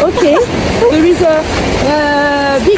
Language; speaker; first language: English; non-native, learner; French